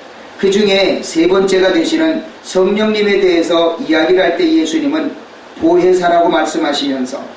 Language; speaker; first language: Korean; native; Korean